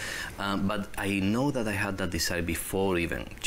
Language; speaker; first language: English; non-native, learner; Spanish